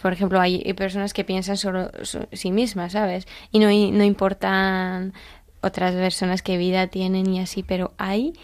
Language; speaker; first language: Spanish; non-native, learner; Georgian